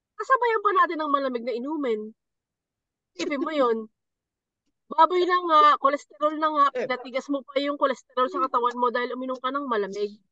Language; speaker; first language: Filipino; native; Filipino